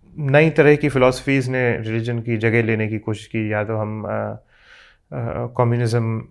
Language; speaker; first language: Hindi; native; Hindi